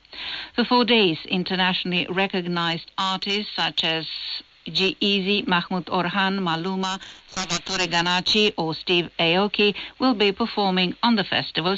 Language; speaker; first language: English; non-native, fluent; Romanian